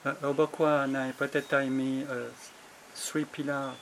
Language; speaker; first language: Thai; non-native, fluent; French